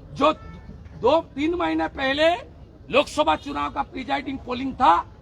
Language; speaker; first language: Hindi; non-native, local second language; Bangla